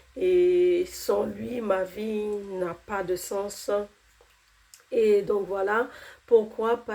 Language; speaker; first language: French; non-native, local second language; Haitian Creole